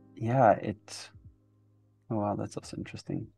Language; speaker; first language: English; native; English